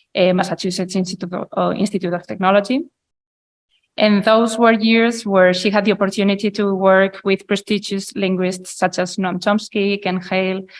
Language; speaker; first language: English; non-native, fluent; Basque